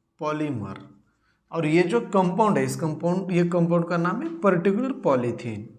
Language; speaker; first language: Hindi; non-native, local second language; Marathi